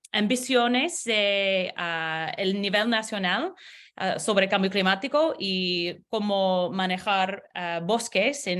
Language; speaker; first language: Spanish; non-native, learner; English